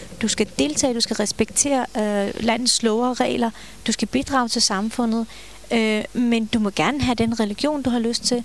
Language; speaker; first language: Danish; early bilingual, other home language; Turkish